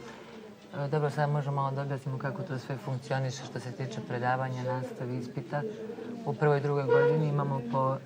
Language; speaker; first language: Bosnian; native; Bosnian